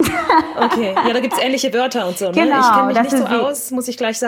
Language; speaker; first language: German; native; German